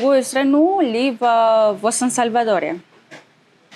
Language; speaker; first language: Russian; non-native, learner; Spanish